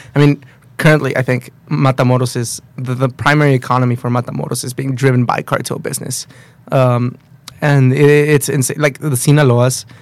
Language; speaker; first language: English; early bilingual, other home language; Spanish